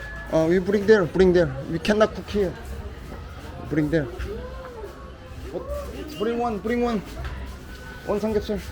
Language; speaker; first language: English; non-native, learner; Korean